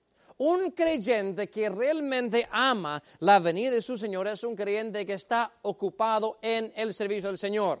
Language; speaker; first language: Spanish; native; Spanish